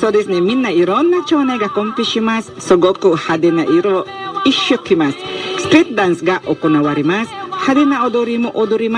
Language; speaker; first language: Japanese; non-native, learner; Filipino